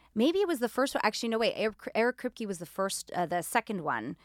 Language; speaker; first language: English; non-native, fluent; Greek